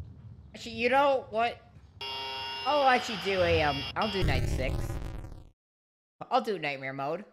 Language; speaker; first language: English; native; English